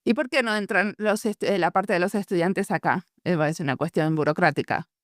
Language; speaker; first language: Spanish; native; Spanish